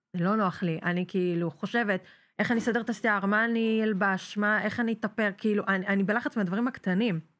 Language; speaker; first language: Hebrew; native; Hebrew